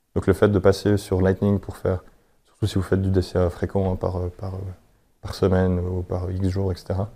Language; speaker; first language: French; native; French